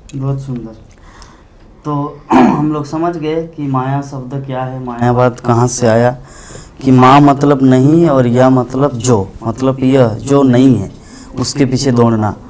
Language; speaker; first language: Hindi; non-native, local second language; Bangla